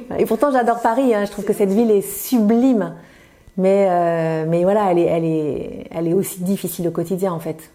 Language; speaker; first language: French; native; French